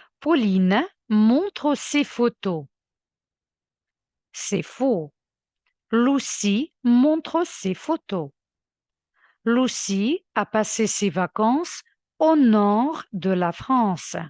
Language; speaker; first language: French; non-native, fluent; Ukrainian